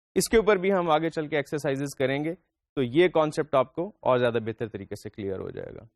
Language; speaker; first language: Urdu; native; Urdu